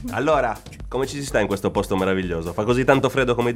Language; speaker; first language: Italian; native; Italian